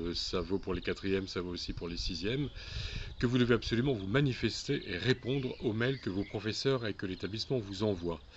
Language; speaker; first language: French; native; French